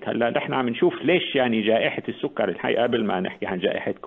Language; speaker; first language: Arabic; native; Arabic